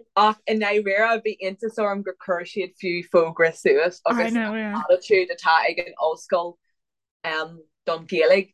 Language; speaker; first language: Irish; non-native, local second language; English